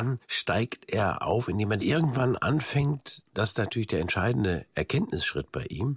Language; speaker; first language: German; native; German